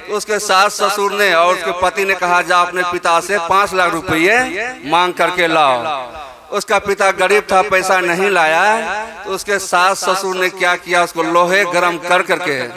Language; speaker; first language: Hindi; native; Hindi